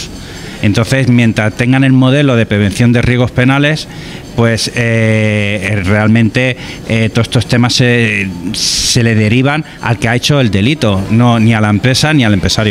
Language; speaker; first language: Spanish; native; Spanish